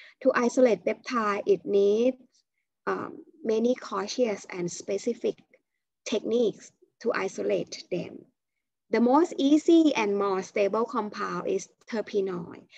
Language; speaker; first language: English; non-native, fluent; Thai